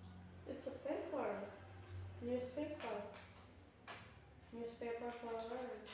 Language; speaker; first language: English; non-native, learner; Indonesian